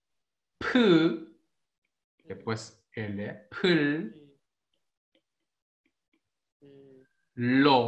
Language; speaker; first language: Spanish; non-native, fluent; Korean